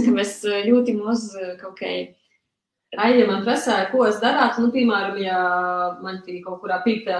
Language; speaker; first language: Latvian; native; Latvian